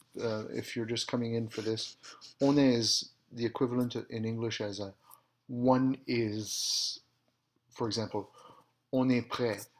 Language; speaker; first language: English; early bilingual, other home language; French